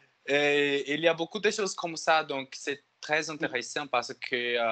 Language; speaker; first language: French; non-native, learner; Portuguese